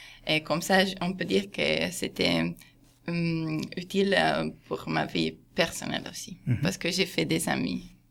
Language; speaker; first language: French; non-native, fluent; Hungarian